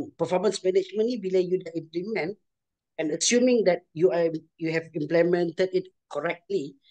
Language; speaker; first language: English; non-native, local second language; Malay